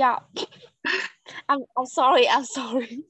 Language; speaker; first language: English; non-native, learner; Vietnamese